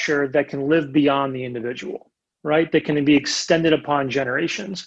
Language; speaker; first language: English; native; English